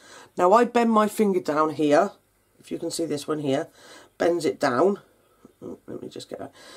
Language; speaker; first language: English; native; English